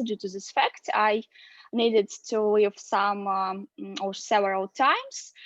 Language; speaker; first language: English; non-native, learner; Russian